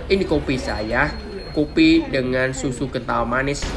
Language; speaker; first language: Indonesian; non-native, learner; Vietnamese